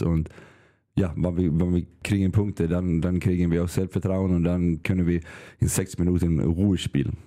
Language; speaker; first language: German; non-native, learner; Swedish